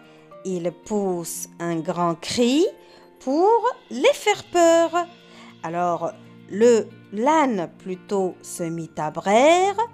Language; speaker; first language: French; non-native, local second language; Arabic